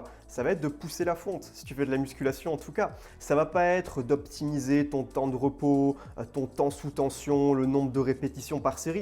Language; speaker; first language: French; native; French